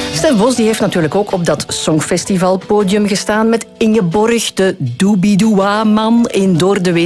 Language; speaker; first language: Dutch; native; Dutch